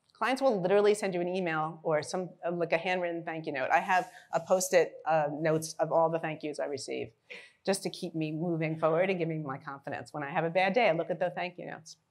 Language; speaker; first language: English; native; English